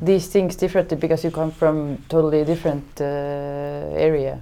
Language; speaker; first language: English; non-native, fluent; Estonian